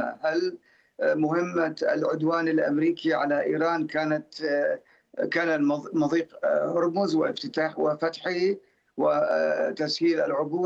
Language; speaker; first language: Arabic; non-native, fluent; Persian